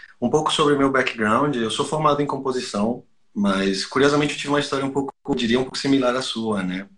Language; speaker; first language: Portuguese; non-native, fluent; Spanish